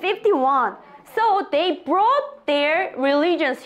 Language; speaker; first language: English; non-native, fluent; Korean